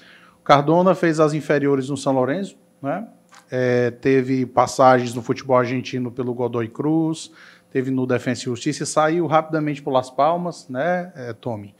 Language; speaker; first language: Portuguese; native; Portuguese